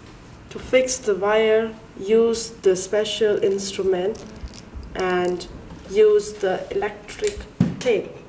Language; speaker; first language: English; non-native, learner; Chinese